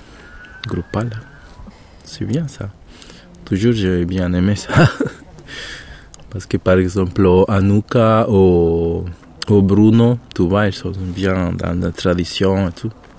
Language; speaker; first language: French; non-native, fluent; Spanish